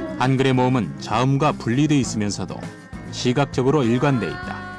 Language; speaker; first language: Korean; native; Korean